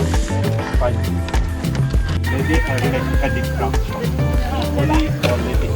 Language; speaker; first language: English; non-native, learner; Thai